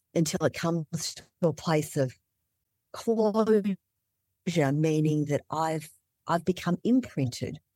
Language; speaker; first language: English; native; English